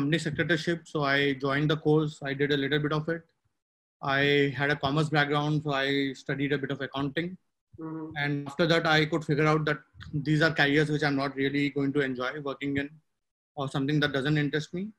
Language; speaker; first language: English; non-native, local second language; Telugu